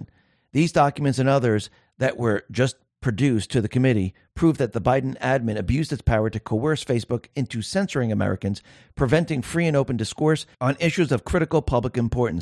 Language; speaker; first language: English; native; English